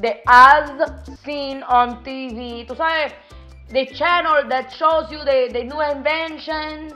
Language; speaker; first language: English; early bilingual, other home language; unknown